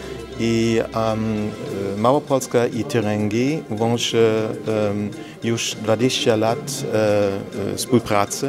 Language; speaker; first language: Polish; non-native, learner; German